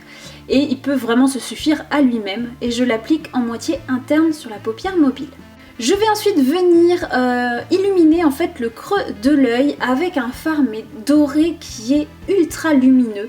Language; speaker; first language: French; native; French